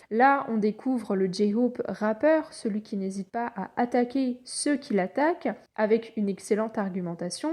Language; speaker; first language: French; native; French